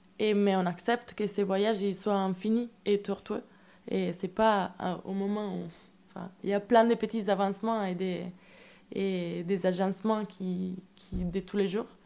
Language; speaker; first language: French; non-native, fluent; Italian